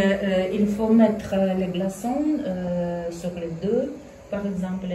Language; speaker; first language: French; non-native, learner; Russian